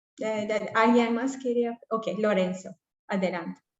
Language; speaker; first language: Spanish; non-native, fluent; English